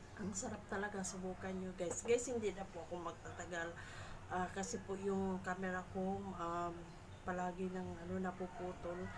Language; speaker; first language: Filipino; non-native, local second language; Cebuano